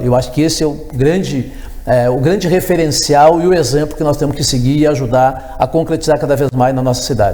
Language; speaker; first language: Portuguese; native; Portuguese